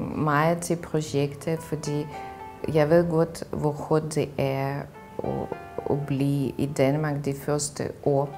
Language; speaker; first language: Danish; non-native, fluent; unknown